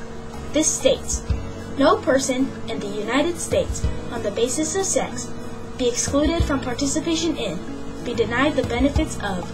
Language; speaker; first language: English; native; English